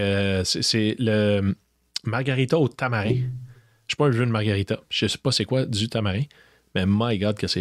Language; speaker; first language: French; native; French